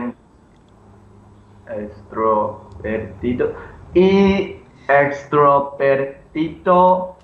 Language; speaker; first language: Spanish; non-native, learner; English